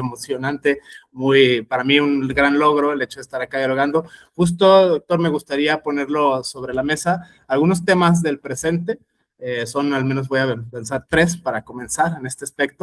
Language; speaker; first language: Spanish; native; Spanish